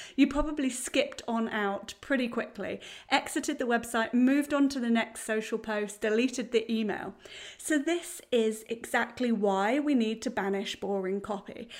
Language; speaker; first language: English; native; English